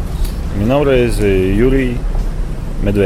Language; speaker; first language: Spanish; non-native, learner; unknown